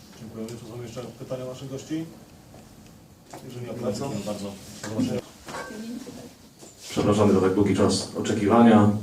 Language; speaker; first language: Polish; native; Polish